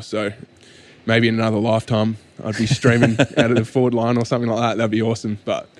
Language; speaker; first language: English; native; English